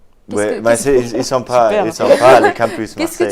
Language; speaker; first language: French; non-native, fluent; German